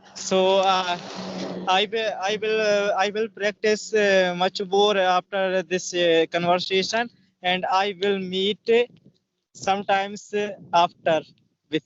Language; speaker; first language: English; non-native, learner; Hindi